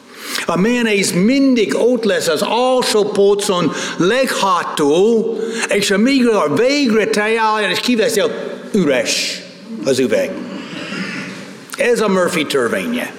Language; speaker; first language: Hungarian; non-native, fluent; English